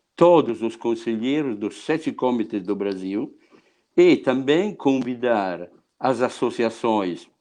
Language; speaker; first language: Portuguese; non-native, fluent; Italian